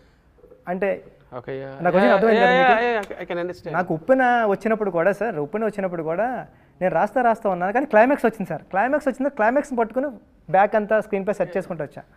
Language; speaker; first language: Telugu; native; Telugu